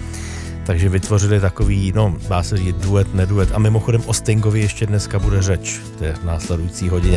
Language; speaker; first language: Czech; native; Czech